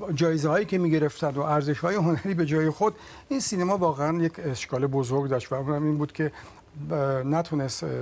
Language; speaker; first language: Persian; native; Persian